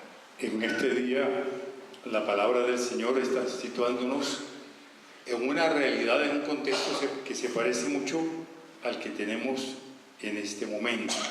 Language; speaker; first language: Spanish; native; Spanish